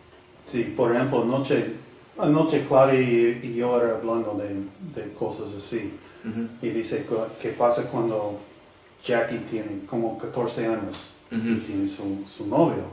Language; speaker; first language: Spanish; non-native, fluent; English